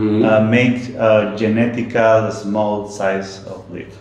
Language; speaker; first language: English; non-native, learner; Spanish